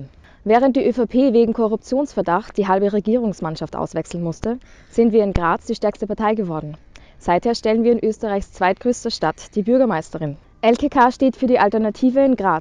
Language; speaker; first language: German; native; German